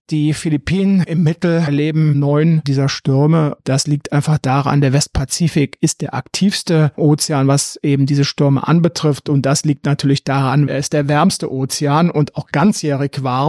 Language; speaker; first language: German; native; German